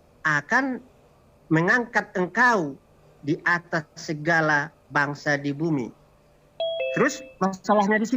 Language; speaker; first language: Indonesian; native; Indonesian